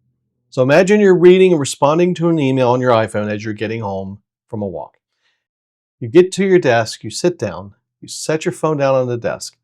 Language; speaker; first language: English; native; English